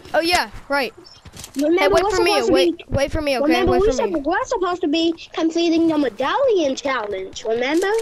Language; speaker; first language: English; native; English